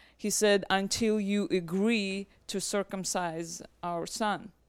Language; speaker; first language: English; non-native, fluent; Russian